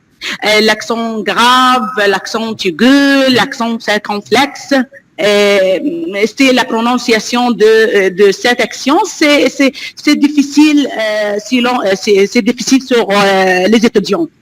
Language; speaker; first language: French; non-native, learner; Arabic